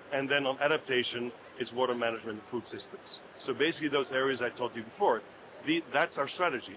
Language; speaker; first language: English; non-native, fluent; Dutch